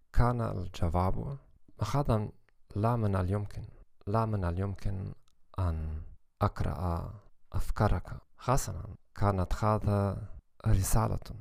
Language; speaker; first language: Arabic; non-native, learner; German